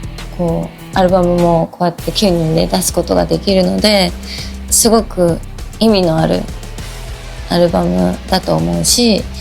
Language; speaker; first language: Japanese; native; Japanese